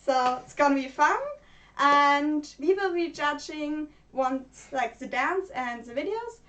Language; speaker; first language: English; non-native, fluent; German